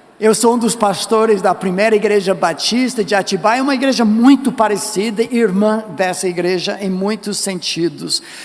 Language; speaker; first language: Portuguese; non-native, fluent; English